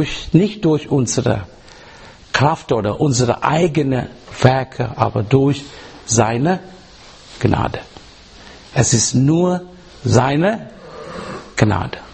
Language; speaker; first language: German; non-native, learner; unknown